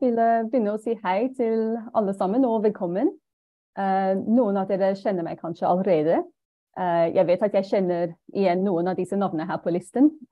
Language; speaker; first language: Norwegian; non-native, fluent; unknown